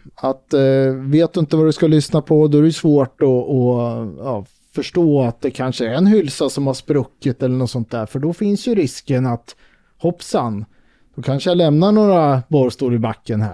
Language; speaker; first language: Swedish; native; Swedish